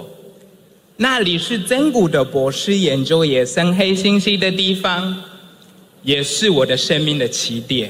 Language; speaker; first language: Chinese; non-native, fluent; Swahili